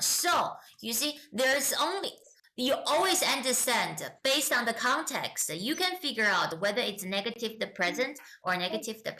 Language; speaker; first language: English; non-native, fluent; Chinese